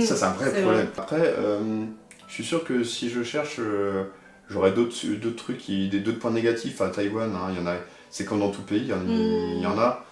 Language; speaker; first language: French; native; French